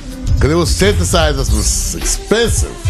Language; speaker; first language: English; native; English